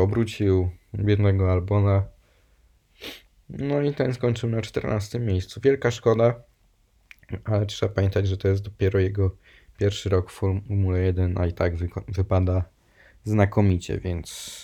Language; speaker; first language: Polish; native; Polish